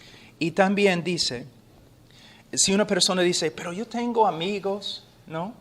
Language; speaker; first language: Spanish; non-native, fluent; English